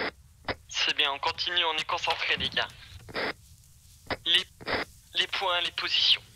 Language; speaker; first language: French; native; French